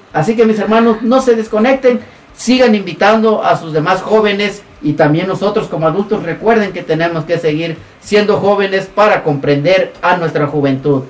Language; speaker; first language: Spanish; native; Spanish